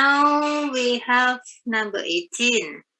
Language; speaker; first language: English; non-native, fluent; Indonesian